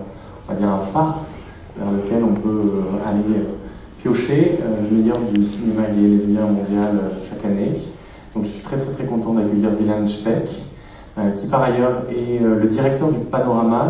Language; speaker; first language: French; native; French